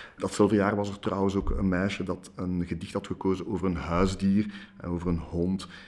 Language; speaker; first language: Dutch; non-native, local second language; French